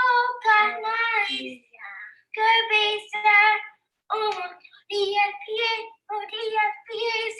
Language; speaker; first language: Spanish; non-native, learner; English